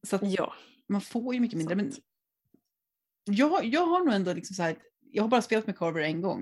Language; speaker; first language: Swedish; native; Swedish